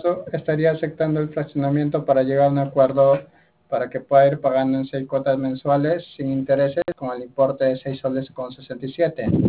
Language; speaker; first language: Spanish; native; Spanish